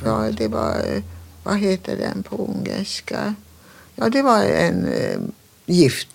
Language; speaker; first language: Swedish; non-native, fluent; Hungarian